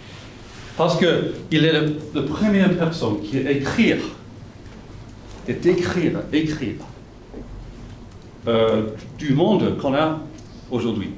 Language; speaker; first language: French; non-native, fluent; English